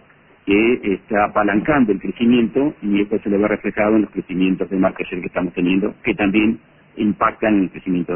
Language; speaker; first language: Spanish; native; Spanish